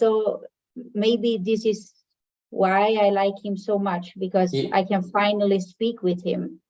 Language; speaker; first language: English; non-native, fluent; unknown